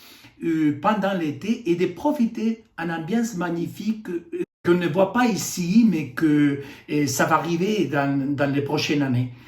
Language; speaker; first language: French; non-native, fluent; Spanish